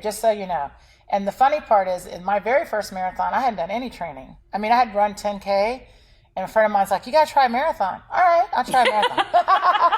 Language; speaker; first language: English; native; English